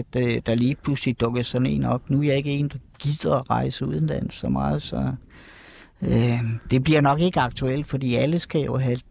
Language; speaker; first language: Danish; native; Danish